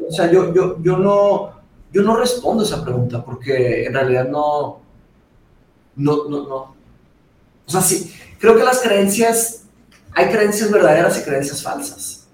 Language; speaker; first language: Spanish; early bilingual, other home language; Portuguese